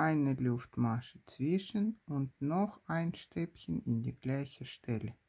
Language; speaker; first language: German; non-native, fluent; Russian